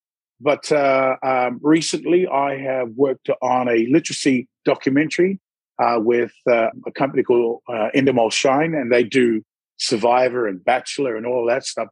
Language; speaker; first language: English; native; English